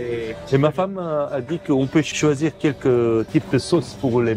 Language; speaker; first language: French; non-native, learner; Korean